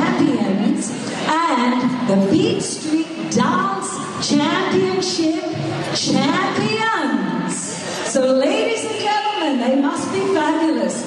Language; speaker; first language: English; native; English